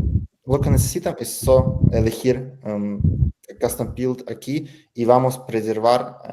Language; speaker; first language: Spanish; non-native, learner; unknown